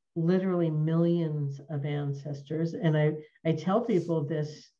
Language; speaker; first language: English; native; English